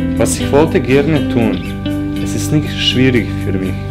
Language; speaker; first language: German; non-native, learner; Serbian